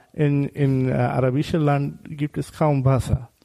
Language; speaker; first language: German; non-native, learner; Bangla